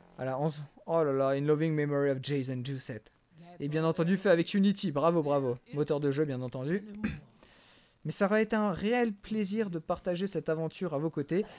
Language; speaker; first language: French; native; French